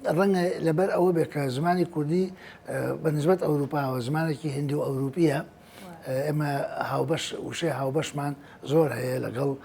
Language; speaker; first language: Central Kurdish; native; Central Kurdish